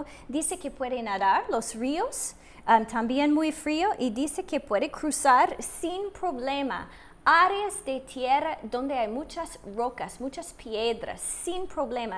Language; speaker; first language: Spanish; non-native, fluent; English